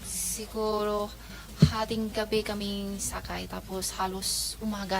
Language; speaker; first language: Filipino; non-native, learner; Chinese